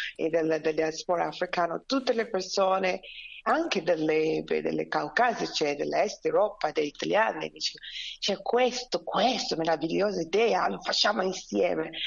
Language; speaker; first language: Italian; non-native, fluent; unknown